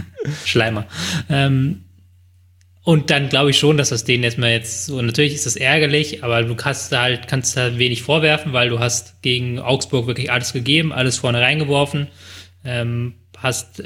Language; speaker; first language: German; native; German